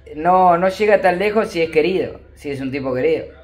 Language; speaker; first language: Spanish; native; Spanish